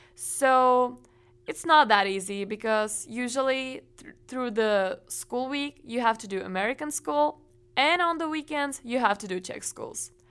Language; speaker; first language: English; non-native, fluent; Czech